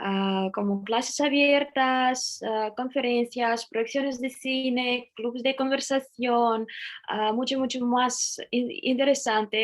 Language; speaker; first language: Spanish; non-native, fluent; Russian